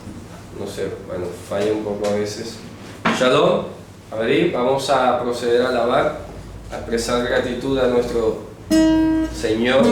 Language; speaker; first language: Spanish; native; Spanish